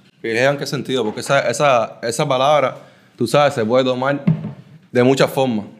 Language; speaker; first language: Spanish; early bilingual, heritage; Spanish